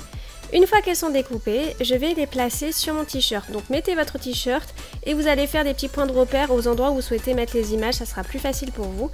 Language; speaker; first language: French; native; French